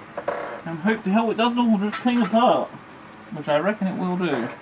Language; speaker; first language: English; native; English